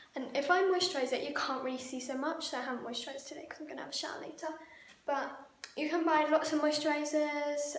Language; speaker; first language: English; native; English